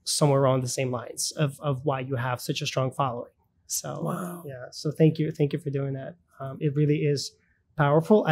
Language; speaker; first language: English; early bilingual, other home language; Russian